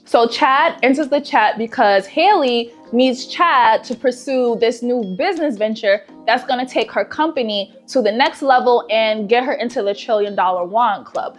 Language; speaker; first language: English; native; English